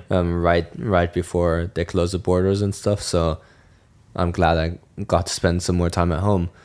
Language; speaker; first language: English; non-native, fluent; German